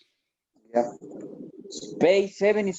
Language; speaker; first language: English; non-native, learner; Spanish